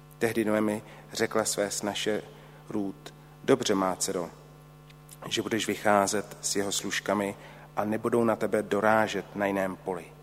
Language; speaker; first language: Czech; native; Czech